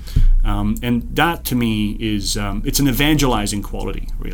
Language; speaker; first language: English; non-native, fluent; Serbian